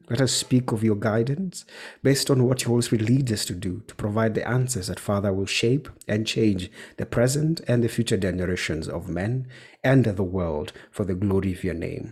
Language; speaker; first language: English; non-native, local second language; Kikuyu